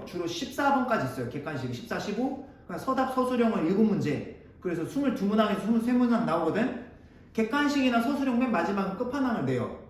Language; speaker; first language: Korean; native; Korean